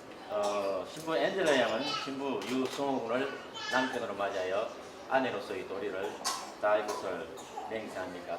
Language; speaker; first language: Korean; native; Korean